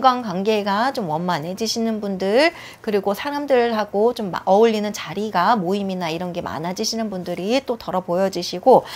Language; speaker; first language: Korean; native; Korean